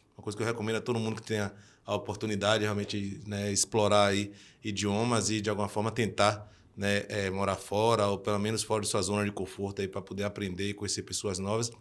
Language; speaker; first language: Portuguese; early bilingual, heritage; Portuguese